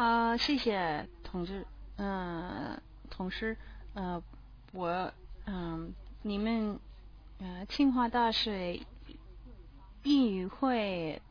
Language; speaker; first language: Chinese; non-native, learner; English